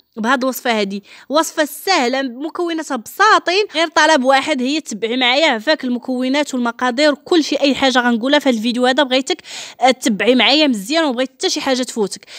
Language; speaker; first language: Arabic; native; Arabic